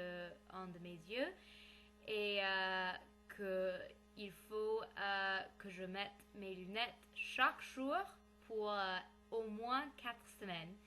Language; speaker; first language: French; non-native, learner; English